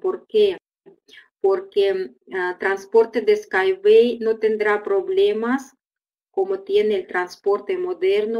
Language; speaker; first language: Spanish; non-native, fluent; Russian